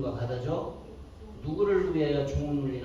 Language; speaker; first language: Korean; native; Korean